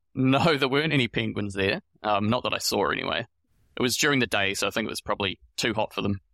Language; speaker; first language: English; native; English